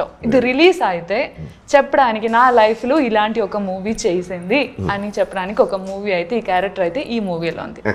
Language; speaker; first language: Telugu; non-native, learner; Malayalam